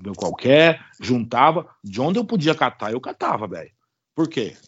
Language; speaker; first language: Portuguese; native; Portuguese